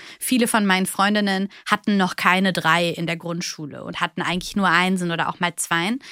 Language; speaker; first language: German; early bilingual, other home language; Bulgarian